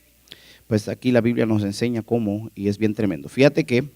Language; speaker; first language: Spanish; native; Spanish